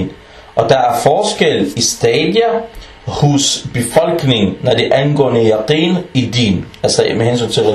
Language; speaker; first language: Danish; early bilingual, other home language; Arabic